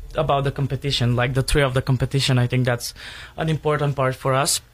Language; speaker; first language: English; non-native, fluent; Bulgarian